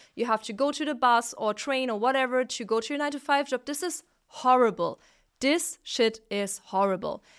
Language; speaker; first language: English; non-native, fluent; Italian